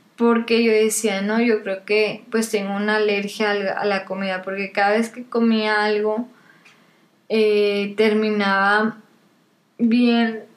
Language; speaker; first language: Spanish; native; Spanish